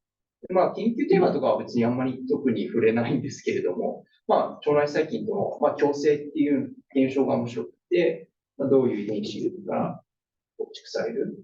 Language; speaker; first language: Japanese; native; Japanese